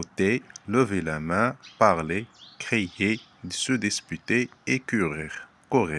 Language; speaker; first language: French; non-native, fluent; Arabic